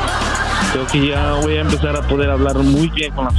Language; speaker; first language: Spanish; non-native, learner; English